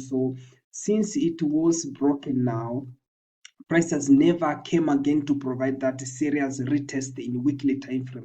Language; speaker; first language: English; non-native, local second language; Swahili